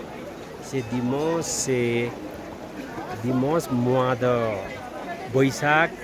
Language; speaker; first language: French; non-native, learner; Nepali